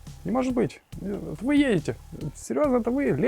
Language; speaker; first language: Russian; native; Russian